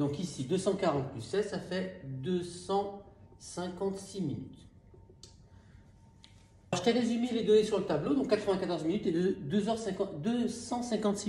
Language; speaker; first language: French; native; French